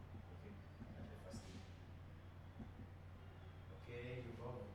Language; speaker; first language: French; non-native, learner; Portuguese